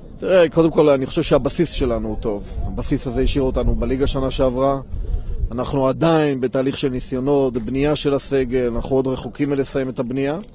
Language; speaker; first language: Hebrew; non-native, local second language; Arabic